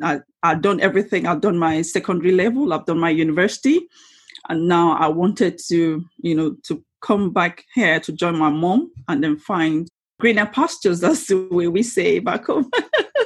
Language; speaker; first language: English; non-native, local second language; Yoruba